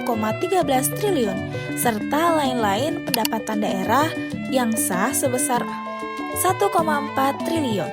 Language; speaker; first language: Indonesian; native; Indonesian